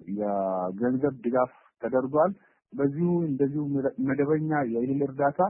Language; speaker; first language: Amharic; non-native, local second language; Somali